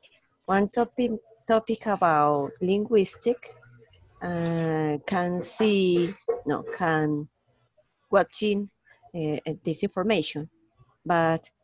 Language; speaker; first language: English; non-native, learner; Spanish